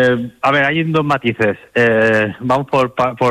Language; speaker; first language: Spanish; native; Spanish